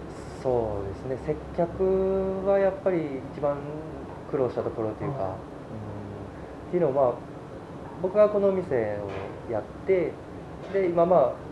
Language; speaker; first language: Japanese; native; Japanese